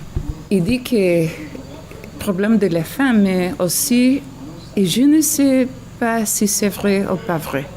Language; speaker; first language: French; non-native, learner; English